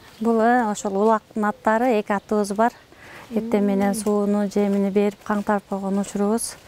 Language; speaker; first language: Kyrgyz; native; Kyrgyz